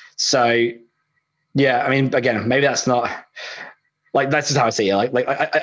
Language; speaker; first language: English; native; English